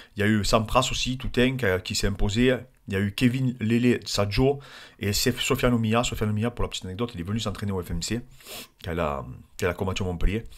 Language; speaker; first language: French; native; French